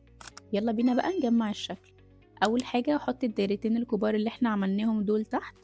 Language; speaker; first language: Arabic; native; Arabic